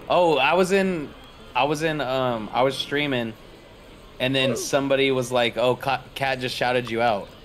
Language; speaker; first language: English; native; English